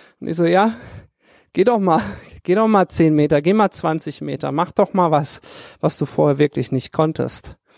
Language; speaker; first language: German; native; German